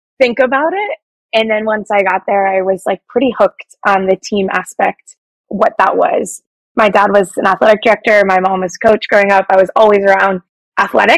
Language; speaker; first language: English; native; English